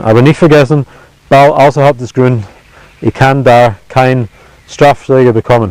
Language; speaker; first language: German; non-native, fluent; English